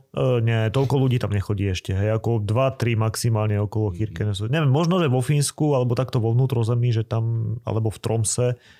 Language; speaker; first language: Slovak; native; Slovak